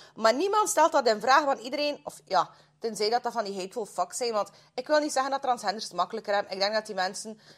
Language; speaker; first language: Dutch; non-native, fluent; Russian